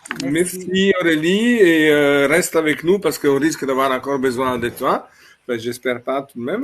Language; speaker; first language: French; non-native, fluent; Italian